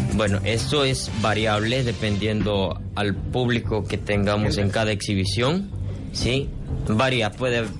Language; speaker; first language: Spanish; non-native, fluent; Persian